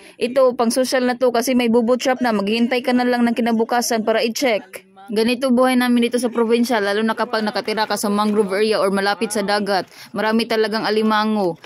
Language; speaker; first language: Filipino; non-native, local second language; Cebuano